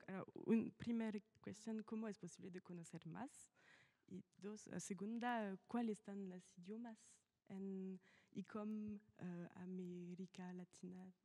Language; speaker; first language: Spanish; non-native, learner; French